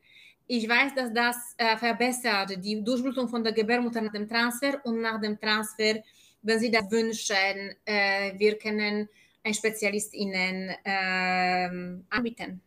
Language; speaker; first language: German; non-native, fluent; Polish